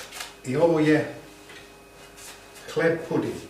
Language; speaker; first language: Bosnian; non-native, learner; English